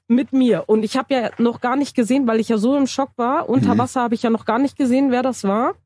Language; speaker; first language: German; early bilingual, other home language; Turkish